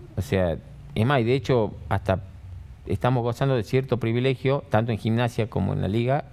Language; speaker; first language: Spanish; native; Spanish